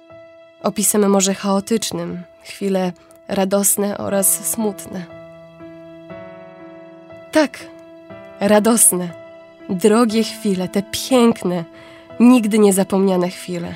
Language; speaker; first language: Polish; native; Polish